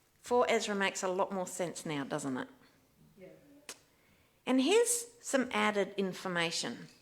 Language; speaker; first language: English; native; English